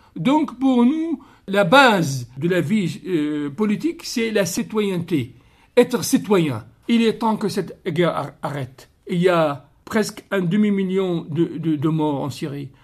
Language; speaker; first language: French; non-native, fluent; Arabic